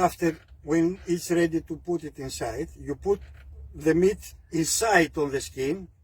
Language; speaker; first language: English; non-native, learner; Greek